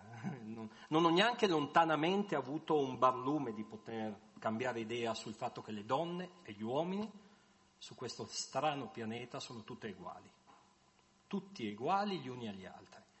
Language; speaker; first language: Italian; native; Italian